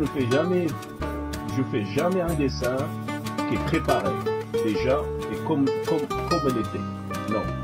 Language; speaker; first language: French; non-native, local second language; Arabic